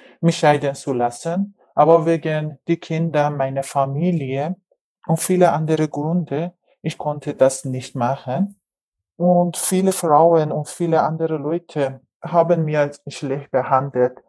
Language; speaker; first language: German; non-native, learner; Persian